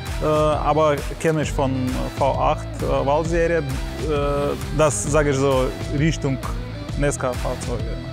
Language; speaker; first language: German; non-native, learner; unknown